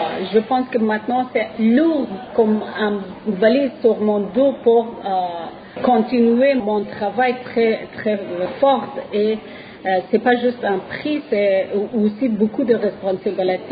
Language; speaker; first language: French; non-native, learner; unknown